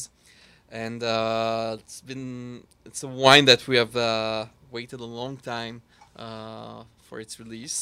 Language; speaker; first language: English; non-native, fluent; French